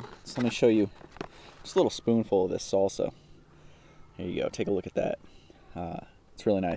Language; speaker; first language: English; native; English